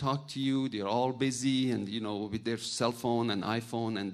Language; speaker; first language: English; non-native, fluent; Persian